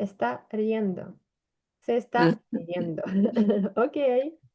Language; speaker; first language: Spanish; non-native, fluent; Ukrainian